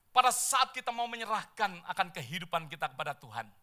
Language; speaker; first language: Indonesian; native; Indonesian